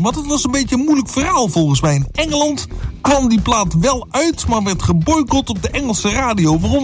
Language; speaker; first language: Dutch; native; Dutch